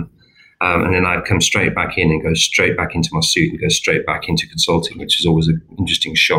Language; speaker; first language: English; native; English